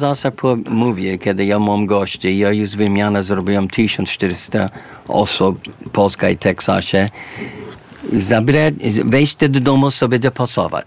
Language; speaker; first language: Polish; early bilingual, heritage; English